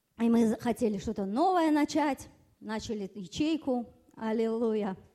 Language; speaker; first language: Russian; early bilingual, other home language; German